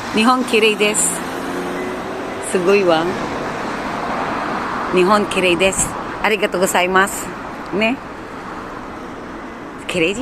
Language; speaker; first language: Japanese; non-native, learner; Filipino